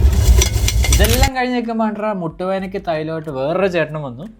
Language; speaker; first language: Malayalam; native; Malayalam